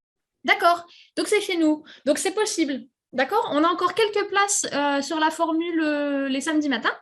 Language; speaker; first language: French; native; French